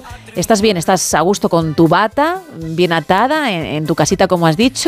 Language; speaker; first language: Spanish; native; Spanish